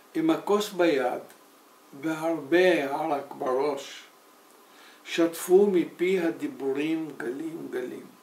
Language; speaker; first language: Hebrew; early bilingual, other home language; Arabic